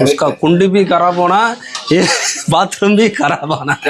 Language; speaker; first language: Hindi; non-native, local second language; Tamil